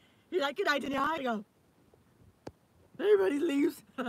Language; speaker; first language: English; native; English